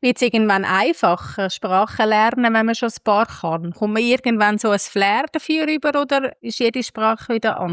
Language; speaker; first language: German; native; German